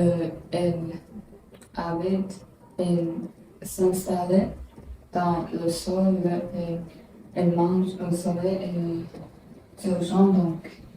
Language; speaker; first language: French; non-native, learner; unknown